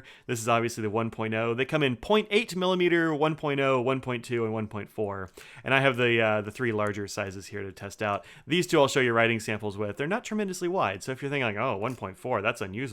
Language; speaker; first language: English; native; English